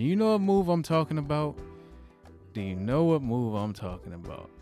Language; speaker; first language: English; native; English